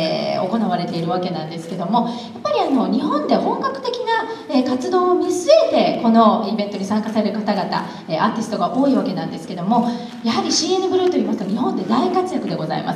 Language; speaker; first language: Japanese; native; Japanese